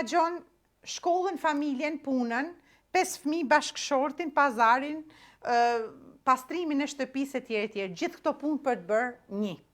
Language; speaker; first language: Albanian; native; Albanian